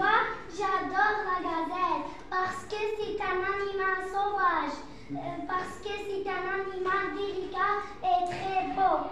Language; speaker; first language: French; non-native, learner; Arabic